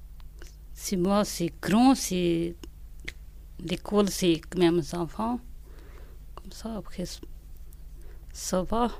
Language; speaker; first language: French; non-native, learner; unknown